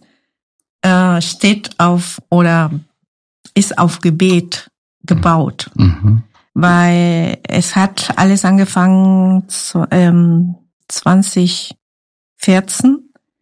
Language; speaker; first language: German; non-native, fluent; Spanish